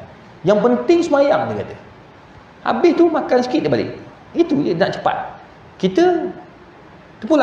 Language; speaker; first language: Malay; native; Malay